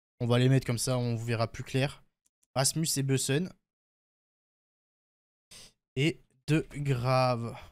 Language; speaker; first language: French; native; French